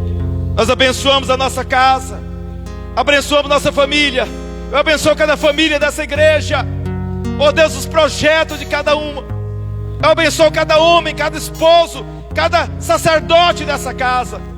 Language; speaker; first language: Portuguese; native; Portuguese